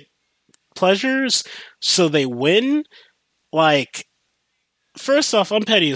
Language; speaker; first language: English; native; English